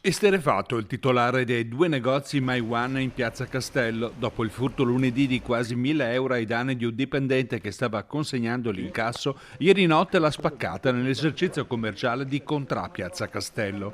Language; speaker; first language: Italian; native; Italian